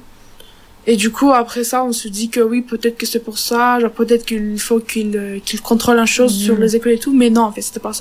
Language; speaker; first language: French; non-native, learner; Turkish